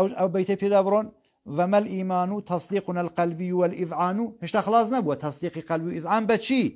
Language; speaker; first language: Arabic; non-native, fluent; Central Kurdish